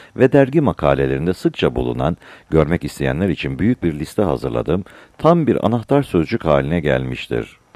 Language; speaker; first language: Turkish; native; Turkish